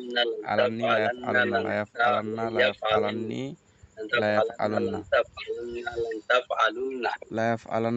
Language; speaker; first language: Arabic; non-native, learner; Bangla